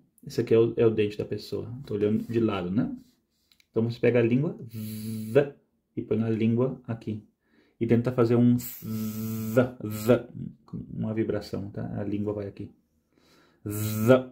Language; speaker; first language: Portuguese; non-native, fluent; Spanish